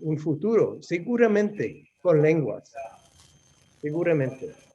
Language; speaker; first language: Spanish; non-native, fluent; English